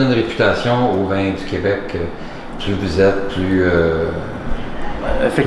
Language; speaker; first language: French; native; French